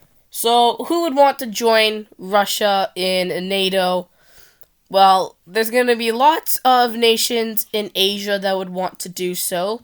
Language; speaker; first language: English; non-native, fluent; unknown